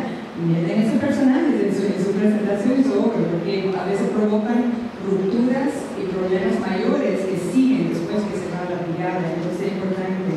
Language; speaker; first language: Spanish; native; Spanish